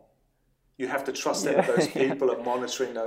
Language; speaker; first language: English; native; English